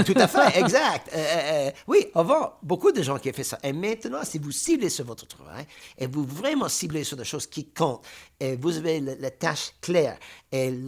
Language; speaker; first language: French; non-native, fluent; English